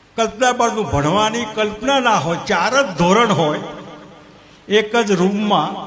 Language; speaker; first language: Gujarati; native; Gujarati